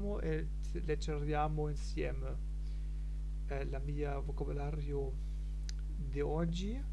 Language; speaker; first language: Italian; non-native, learner; German